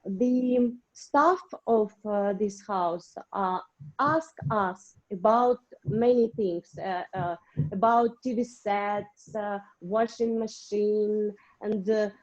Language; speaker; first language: English; non-native, learner; Russian